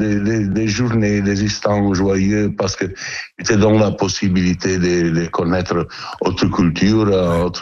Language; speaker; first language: French; non-native, fluent; Italian